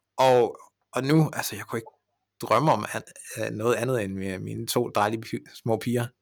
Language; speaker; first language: Danish; early bilingual, other home language; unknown